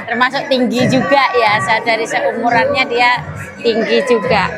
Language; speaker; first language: Indonesian; native; Indonesian